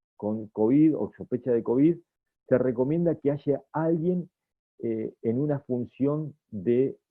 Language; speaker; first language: Spanish; native; Spanish